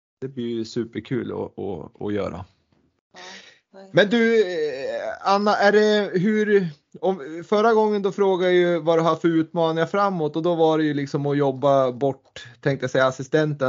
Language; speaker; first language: Swedish; native; Swedish